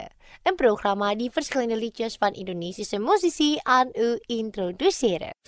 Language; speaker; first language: Dutch; non-native, fluent; Indonesian